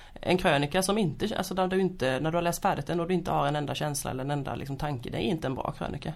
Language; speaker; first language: Swedish; native; Swedish